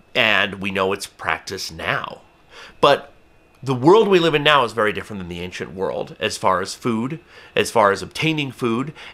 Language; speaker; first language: English; native; English